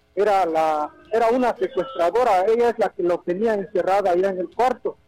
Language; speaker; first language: Spanish; non-native, local second language; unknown